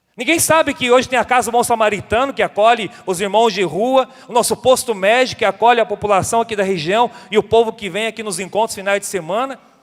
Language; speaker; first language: Portuguese; native; Portuguese